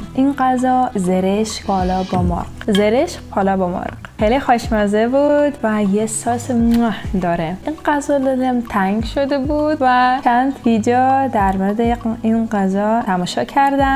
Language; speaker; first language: Persian; non-native, learner; Russian